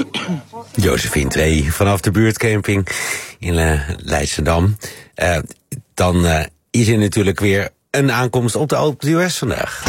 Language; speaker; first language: Dutch; native; Dutch